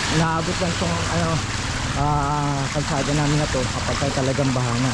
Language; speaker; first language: Filipino; native; Filipino